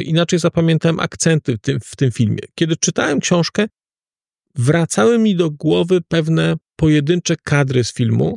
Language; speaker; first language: Polish; native; Polish